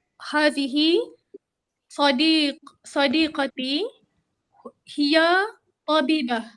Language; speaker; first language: Arabic; non-native, learner; Malay